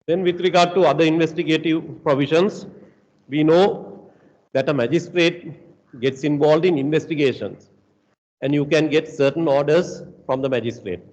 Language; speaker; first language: English; non-native, local second language; Sinhala